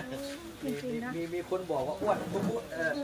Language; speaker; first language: Thai; native; Thai